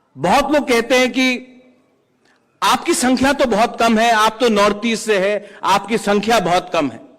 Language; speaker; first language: Hindi; non-native, local second language; Kok Borok